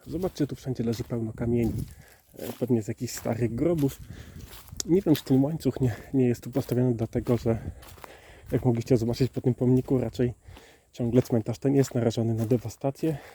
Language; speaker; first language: Polish; native; Polish